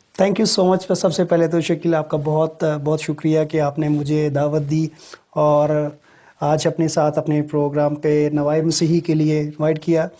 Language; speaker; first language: Urdu; non-native, local second language; Punjabi